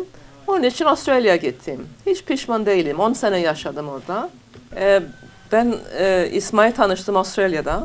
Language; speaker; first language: Turkish; non-native, fluent; English